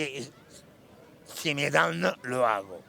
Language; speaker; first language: Spanish; non-native, learner; Arabic